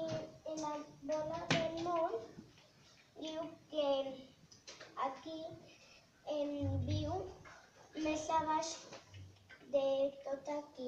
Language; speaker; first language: Catalan; non-native, local second language; Spanish